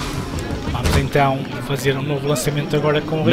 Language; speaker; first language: Portuguese; native; Portuguese